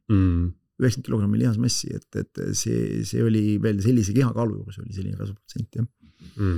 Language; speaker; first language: Estonian; native; Estonian